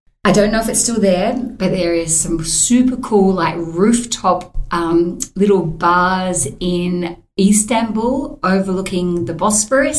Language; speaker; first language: English; native; English